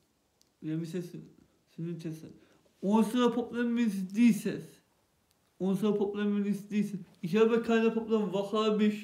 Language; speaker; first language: German; non-native, local second language; Turkish